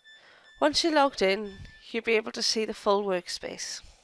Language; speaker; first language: English; native; English